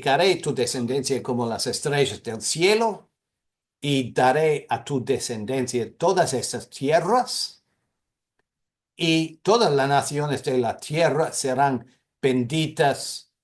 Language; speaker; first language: Spanish; non-native, fluent; English